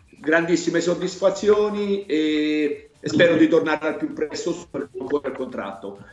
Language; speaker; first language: Italian; native; Italian